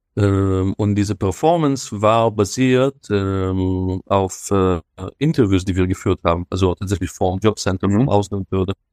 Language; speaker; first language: German; non-native, fluent; Hebrew